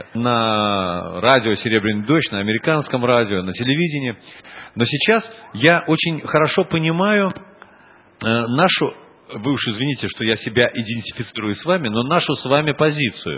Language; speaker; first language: Russian; native; Russian